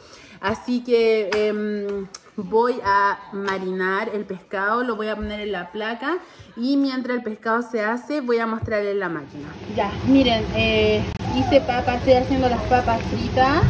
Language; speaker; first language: Spanish; native; Spanish